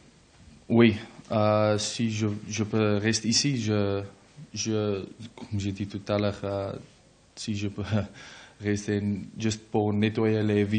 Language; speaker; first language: French; non-native, learner; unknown